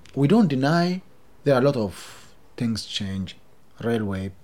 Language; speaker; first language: English; non-native, fluent; Oromo